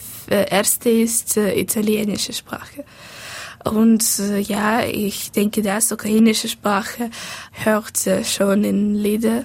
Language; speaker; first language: German; non-native, learner; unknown